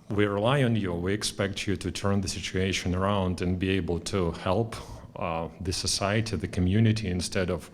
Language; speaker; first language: English; non-native, fluent; Russian